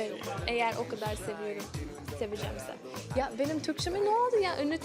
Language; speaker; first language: Turkish; non-native, learner; English